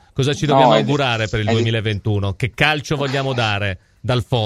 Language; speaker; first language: Italian; native; Italian